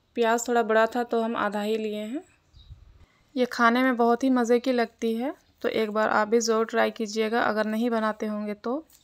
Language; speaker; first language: Hindi; native; Hindi